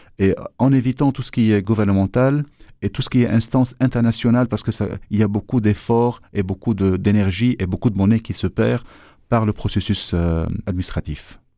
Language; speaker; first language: French; non-native, local second language; Arabic